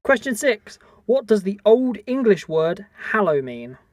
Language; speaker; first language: English; native; English